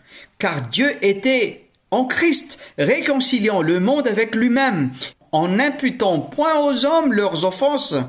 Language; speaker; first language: French; non-native, local second language; Malagasy